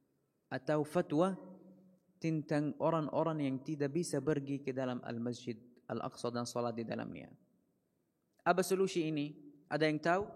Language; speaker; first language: Indonesian; non-native, fluent; Arabic